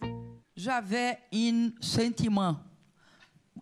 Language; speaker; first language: French; non-native, learner; Portuguese